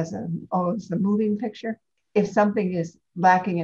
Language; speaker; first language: English; native; English